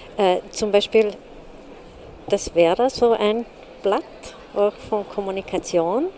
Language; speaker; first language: German; non-native, fluent; Hungarian